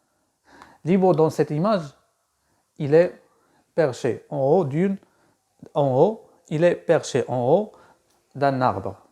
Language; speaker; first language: French; non-native, local second language; Arabic